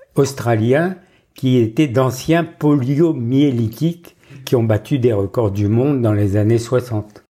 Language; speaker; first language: French; native; French